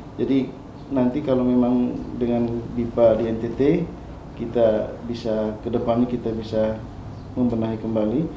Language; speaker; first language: Indonesian; non-native, local second language; Tetum